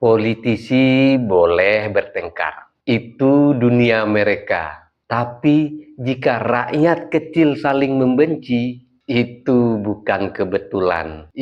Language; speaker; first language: Indonesian; native; Indonesian